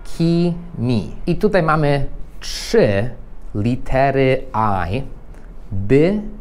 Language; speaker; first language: Polish; non-native, fluent; English